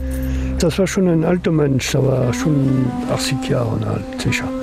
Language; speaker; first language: German; non-native, learner; French